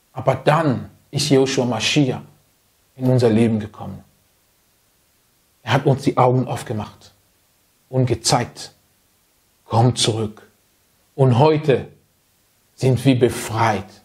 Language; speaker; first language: German; non-native, fluent; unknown